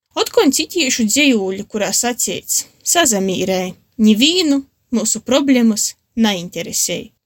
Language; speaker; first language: Latvian; native; Latvian